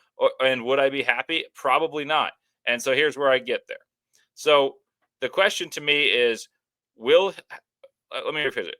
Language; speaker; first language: English; native; English